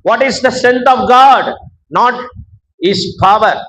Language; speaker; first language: English; non-native, local second language; Tamil